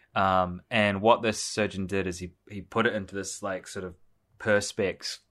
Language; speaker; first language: English; native; English